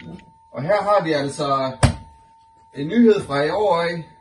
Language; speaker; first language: Danish; native; Danish